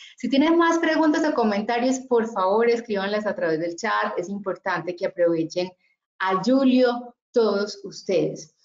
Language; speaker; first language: Spanish; native; Spanish